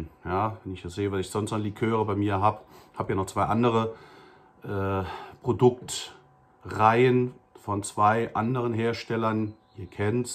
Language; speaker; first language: German; native; German